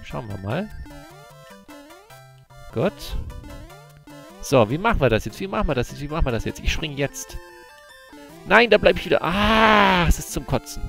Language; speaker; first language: German; native; German